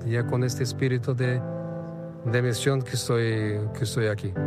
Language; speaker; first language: Spanish; non-native, fluent; Portuguese